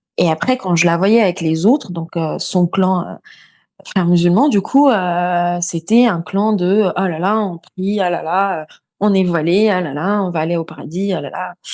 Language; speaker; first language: French; non-native, local second language; Arabic